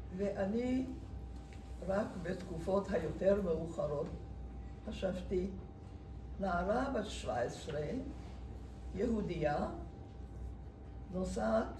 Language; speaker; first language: Hebrew; non-native, fluent; Hungarian